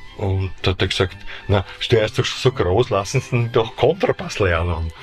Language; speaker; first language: German; native; German